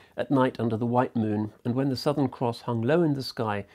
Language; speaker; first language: English; native; English